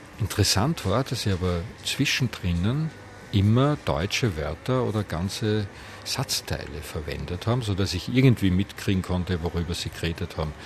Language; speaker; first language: German; native; German